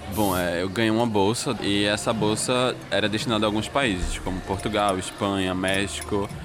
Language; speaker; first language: Portuguese; native; Portuguese